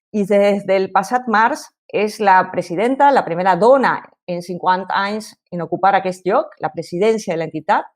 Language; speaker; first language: Catalan; non-native, local second language; Spanish